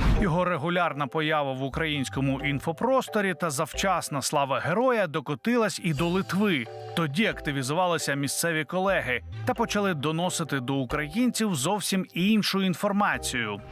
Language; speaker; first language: Ukrainian; native; Ukrainian